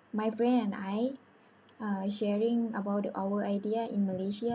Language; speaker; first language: English; non-native, learner; Thai